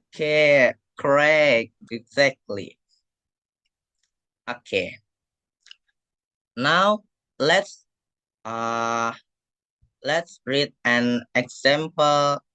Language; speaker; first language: English; non-native, fluent; Indonesian